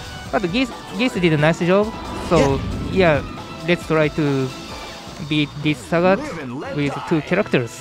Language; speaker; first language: English; non-native, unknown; Japanese